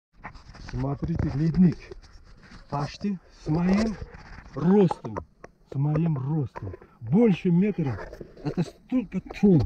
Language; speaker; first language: Russian; non-native, fluent; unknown